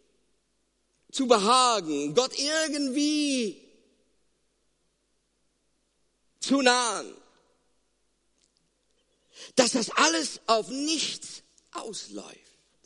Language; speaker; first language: German; non-native, fluent; Afrikaans